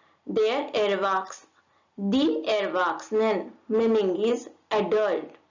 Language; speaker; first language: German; non-native, learner; Hindi